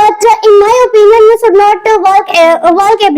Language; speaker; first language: English; non-native, learner; Hindi